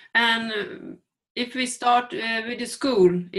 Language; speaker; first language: English; non-native, fluent; Swedish